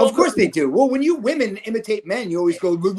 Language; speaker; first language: English; native; English